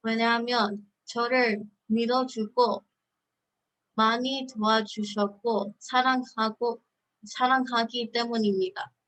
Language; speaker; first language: Korean; early bilingual, heritage; Korean